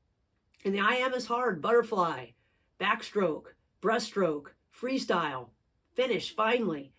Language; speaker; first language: English; native; English